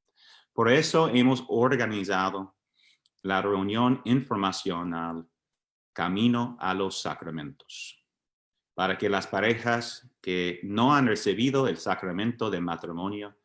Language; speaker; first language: Spanish; non-native, fluent; English